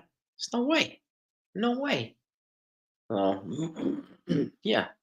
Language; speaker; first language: English; native; English